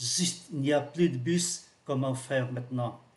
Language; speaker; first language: French; non-native, fluent; Vietnamese